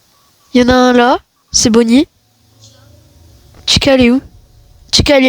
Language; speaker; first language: French; native; French